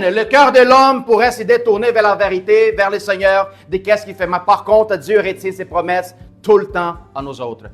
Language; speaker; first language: French; native; French